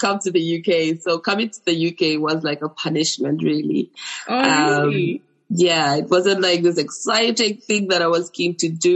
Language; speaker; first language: English; non-native, local second language; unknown